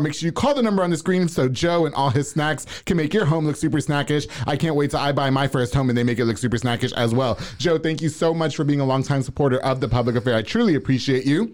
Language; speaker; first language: English; native; English